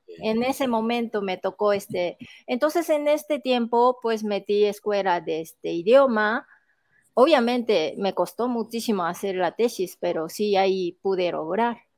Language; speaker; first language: Spanish; non-native, fluent; Japanese